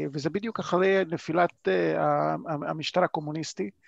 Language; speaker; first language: Hebrew; non-native, fluent; Hungarian